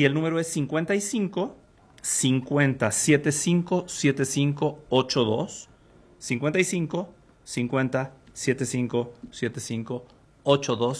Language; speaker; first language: Spanish; native; Spanish